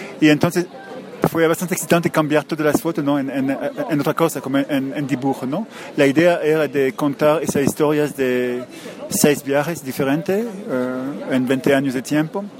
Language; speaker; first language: Spanish; non-native, fluent; French